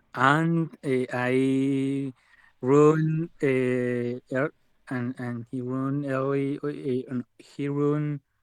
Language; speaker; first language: English; non-native, learner; Spanish